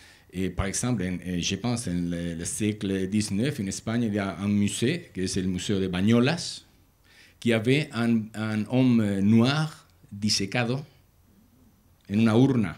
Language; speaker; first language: French; non-native, learner; Spanish